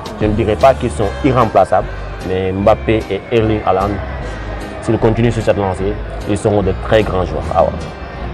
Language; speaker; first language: French; non-native, local second language; Wolof